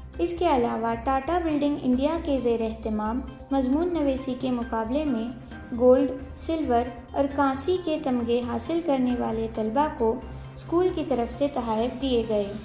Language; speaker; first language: Urdu; native; Urdu